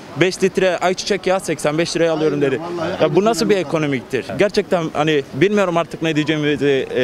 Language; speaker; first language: Turkish; native; Turkish